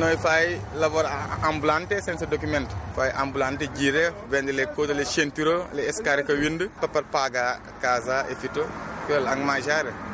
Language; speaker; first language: Italian; non-native, learner; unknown